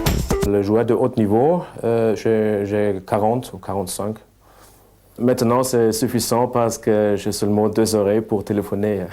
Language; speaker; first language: French; non-native, fluent; German